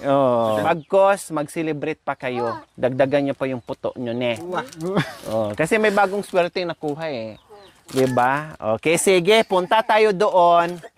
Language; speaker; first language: Filipino; non-native, local second language; Cebuano